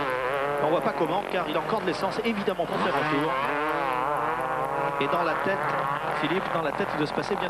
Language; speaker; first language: French; native; French